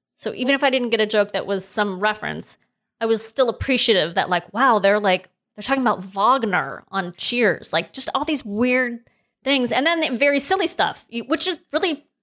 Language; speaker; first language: English; native; English